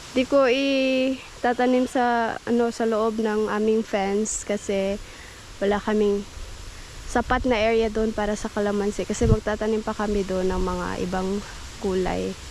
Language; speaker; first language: Filipino; non-native, local second language; Cebuano